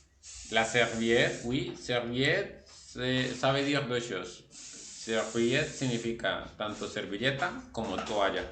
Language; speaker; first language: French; non-native, fluent; Spanish